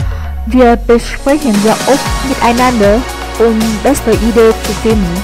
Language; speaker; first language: German; non-native, fluent; Vietnamese